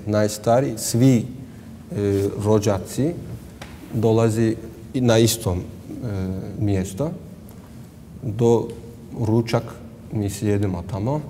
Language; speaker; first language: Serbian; non-native, learner; Turkish